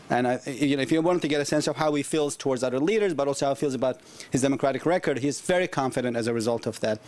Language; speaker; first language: English; non-native, fluent; Turkish